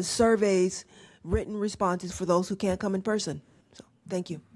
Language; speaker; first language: English; native; English